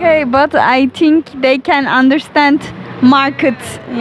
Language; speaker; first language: English; non-native, learner; Turkish